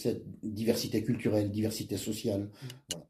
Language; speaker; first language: French; native; French